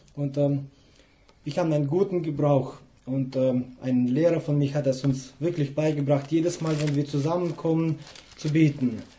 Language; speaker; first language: German; non-native, fluent; Russian